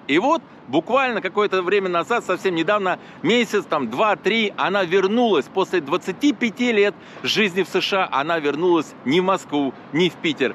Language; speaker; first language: Russian; native; Russian